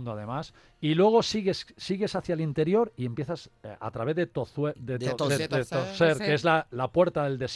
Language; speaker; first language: Spanish; native; Spanish